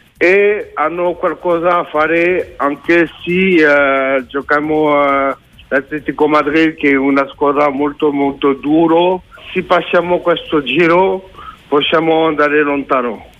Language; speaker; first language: Italian; non-native, learner; French